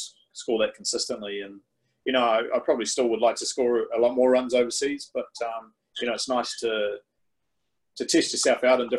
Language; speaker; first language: English; native; English